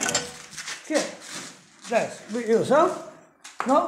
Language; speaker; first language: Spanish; non-native, learner; Polish